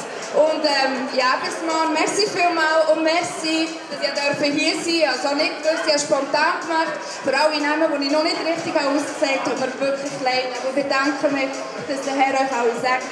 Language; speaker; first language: German; native; German